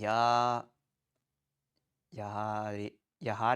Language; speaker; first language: Japanese; non-native, learner; English